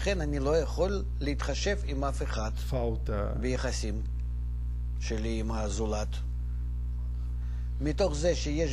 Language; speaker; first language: Hebrew; non-native, fluent; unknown